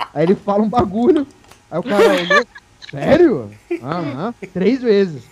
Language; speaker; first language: Portuguese; native; Portuguese